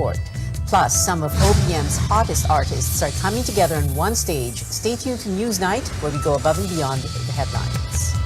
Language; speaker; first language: English; non-native, local second language; Filipino